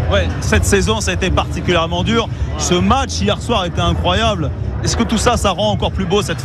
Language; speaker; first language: French; native; French